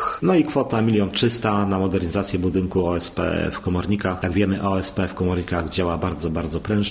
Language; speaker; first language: Polish; native; Polish